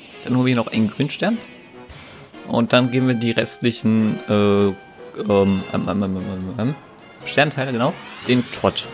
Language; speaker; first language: German; native; German